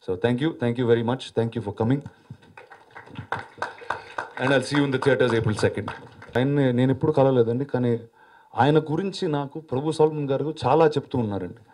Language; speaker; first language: Telugu; native; Telugu